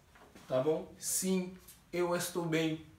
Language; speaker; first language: Portuguese; non-native, learner; Haitian Creole